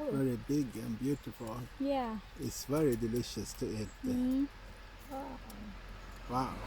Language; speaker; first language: English; non-native, learner; Swedish